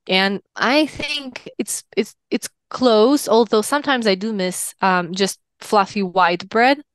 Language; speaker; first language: English; non-native, fluent; Russian